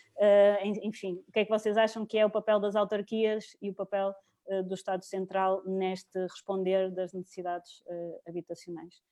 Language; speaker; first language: Portuguese; native; Portuguese